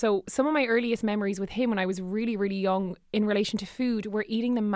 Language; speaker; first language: English; native; English